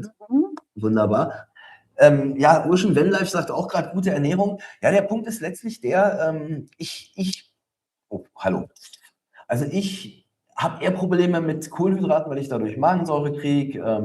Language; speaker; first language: German; native; German